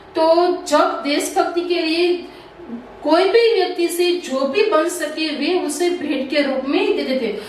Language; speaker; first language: Hindi; non-native, local second language; Gujarati